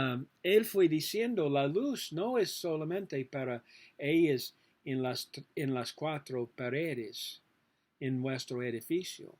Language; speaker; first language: Spanish; non-native, learner; English